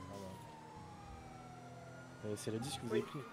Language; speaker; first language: French; native; French